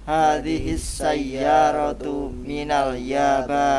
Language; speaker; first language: Arabic; non-native, learner; Indonesian